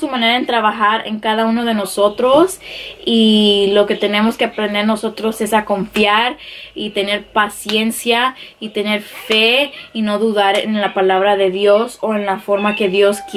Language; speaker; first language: Spanish; early bilingual, heritage; Spanish